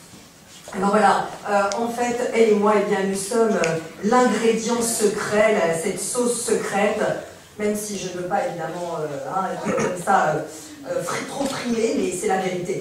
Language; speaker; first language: French; native; French